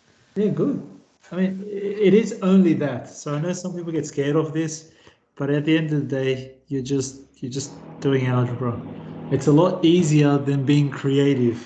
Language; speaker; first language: English; native; English